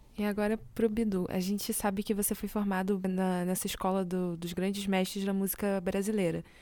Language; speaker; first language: Portuguese; native; Portuguese